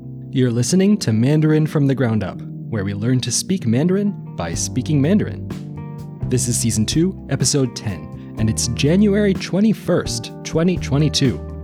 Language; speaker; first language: English; native; English